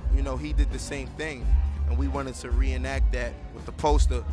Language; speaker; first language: English; native; English